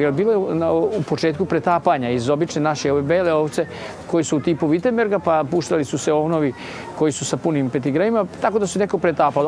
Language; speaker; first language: Serbian; native; Serbian